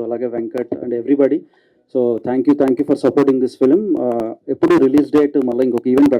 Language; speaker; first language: Telugu; native; Telugu